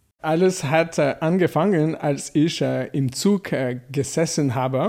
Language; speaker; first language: German; non-native, fluent; French